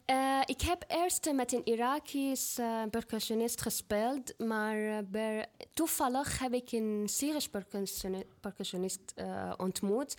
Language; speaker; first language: Dutch; non-native, learner; Arabic